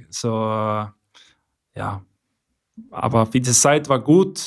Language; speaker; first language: German; non-native, learner; Icelandic